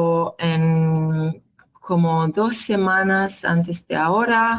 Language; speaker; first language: Spanish; non-native, learner; Hebrew